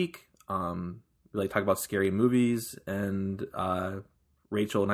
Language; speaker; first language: English; native; English